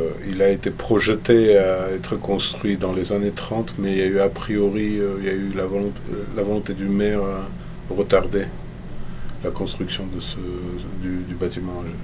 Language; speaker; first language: French; native; French